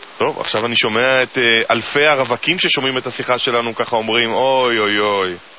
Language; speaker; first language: Hebrew; native; Hebrew